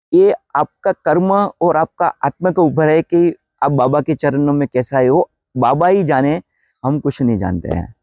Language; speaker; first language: Hindi; non-native, local second language; Gujarati